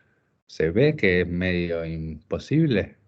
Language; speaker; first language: Spanish; native; Spanish